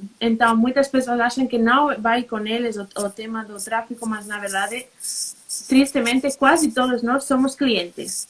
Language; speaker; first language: Portuguese; non-native, fluent; Spanish